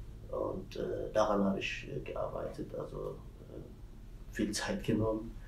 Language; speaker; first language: German; non-native, fluent; Tigrinya